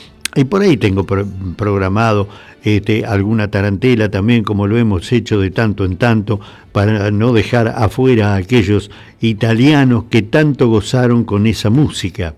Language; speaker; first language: Spanish; native; Spanish